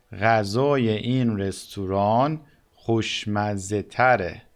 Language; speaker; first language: Persian; native; Persian